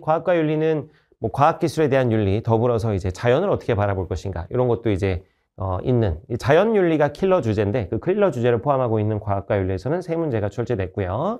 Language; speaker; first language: Korean; native; Korean